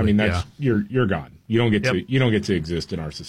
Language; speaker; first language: English; native; English